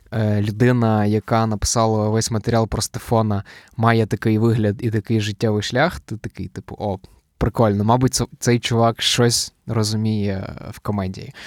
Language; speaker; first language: Ukrainian; native; Ukrainian